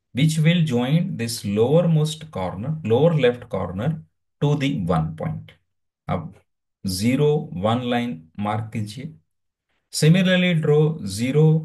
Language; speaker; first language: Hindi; non-native, local second language; Gujarati